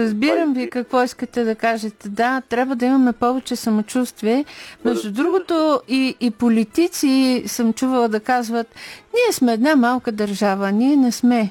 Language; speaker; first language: Bulgarian; native; Bulgarian